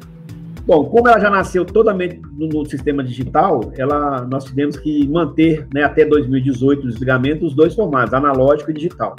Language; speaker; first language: Portuguese; native; Portuguese